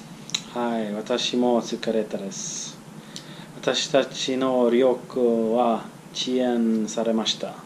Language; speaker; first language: Japanese; non-native, learner; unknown